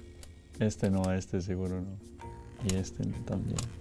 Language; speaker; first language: Spanish; non-native, learner; Italian